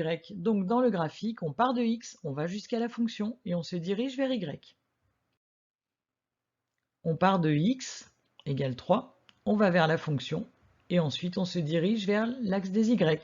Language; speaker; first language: French; native; French